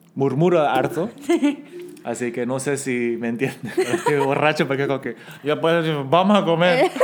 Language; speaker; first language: Spanish; early bilingual, other home language; Korean